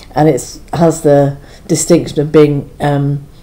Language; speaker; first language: English; native; English